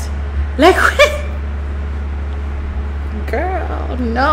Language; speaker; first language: English; non-native, local second language; Bemba